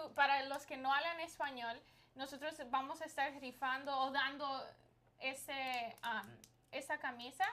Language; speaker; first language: Spanish; early bilingual, other home language; English